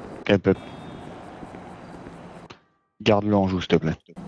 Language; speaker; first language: French; native; French